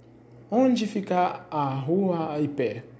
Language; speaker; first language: Portuguese; non-native, fluent; Haitian Creole